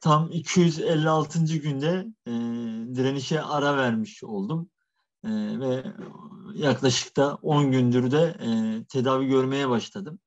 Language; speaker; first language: Turkish; native; Turkish